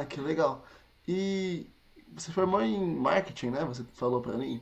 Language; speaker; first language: Portuguese; native; Portuguese